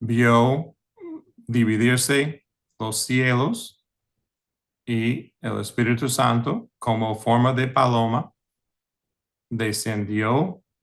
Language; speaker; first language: Spanish; non-native, fluent; English